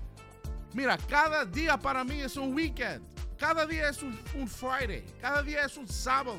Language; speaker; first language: Spanish; early bilingual, heritage; Spanish